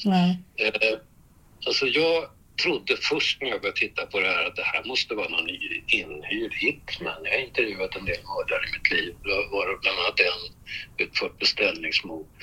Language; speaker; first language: Swedish; native; Swedish